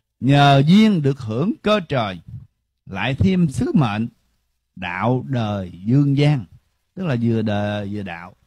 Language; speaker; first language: Vietnamese; early bilingual, heritage; Vietnamese